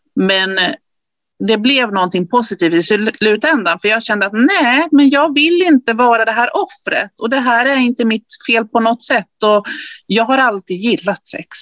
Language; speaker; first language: Swedish; early bilingual, other home language; Spanish